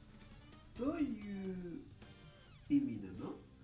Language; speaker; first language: Japanese; non-native, learner; English